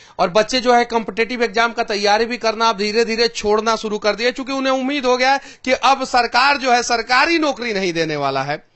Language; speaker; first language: Hindi; native; Hindi